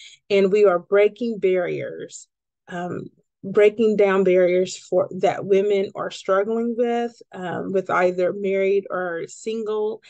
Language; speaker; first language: English; native; English